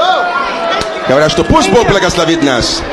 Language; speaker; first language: Russian; non-native, fluent; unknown